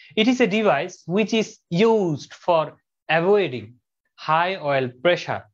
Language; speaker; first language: English; non-native, local second language; Bangla